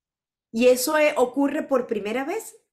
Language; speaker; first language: Spanish; native; Spanish